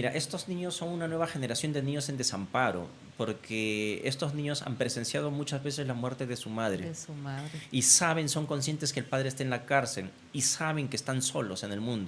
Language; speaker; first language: Spanish; native; Spanish